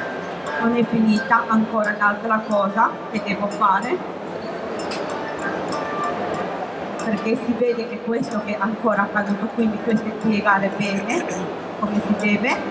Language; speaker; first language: Italian; non-native, fluent; Japanese